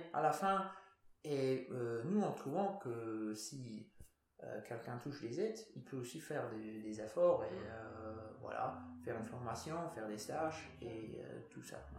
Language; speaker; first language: French; non-native, local second language; Luxembourgish